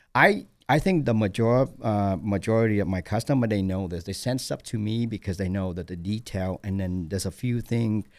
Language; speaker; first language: English; non-native, fluent; Vietnamese